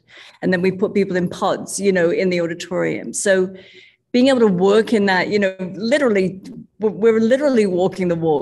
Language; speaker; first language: English; native; English